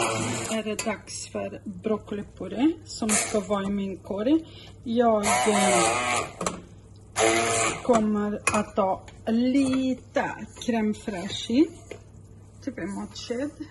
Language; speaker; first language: Swedish; non-native, local second language; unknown